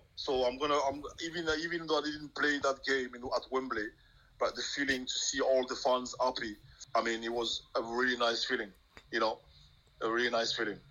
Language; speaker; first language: English; non-native, local second language; French